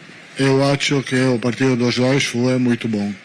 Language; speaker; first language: Portuguese; non-native, learner; Italian